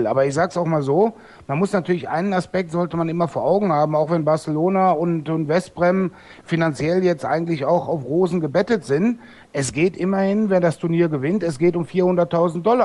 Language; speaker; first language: German; native; German